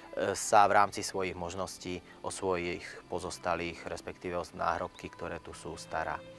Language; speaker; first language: Slovak; native; Slovak